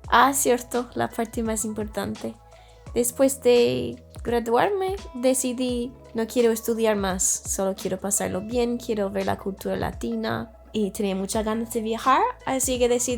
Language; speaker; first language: Spanish; non-native, fluent; English